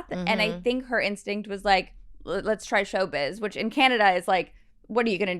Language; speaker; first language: English; native; English